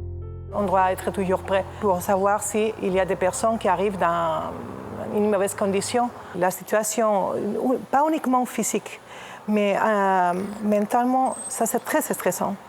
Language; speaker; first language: French; non-native, fluent; Spanish